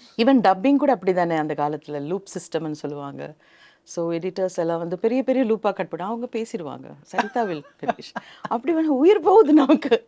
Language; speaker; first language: Tamil; non-native, local second language; Telugu